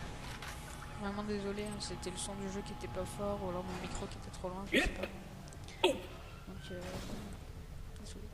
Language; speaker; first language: French; native; French